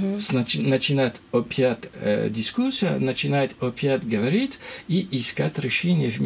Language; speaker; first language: Russian; non-native, learner; French